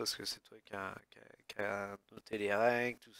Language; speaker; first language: French; native; French